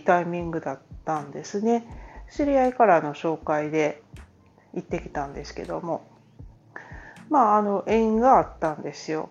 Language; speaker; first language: Japanese; native; Japanese